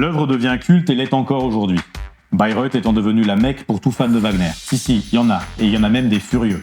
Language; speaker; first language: French; native; French